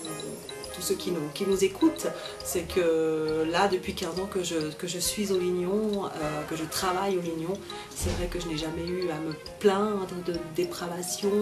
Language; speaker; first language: French; native; French